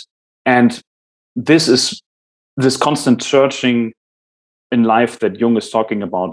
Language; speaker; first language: English; non-native, fluent; German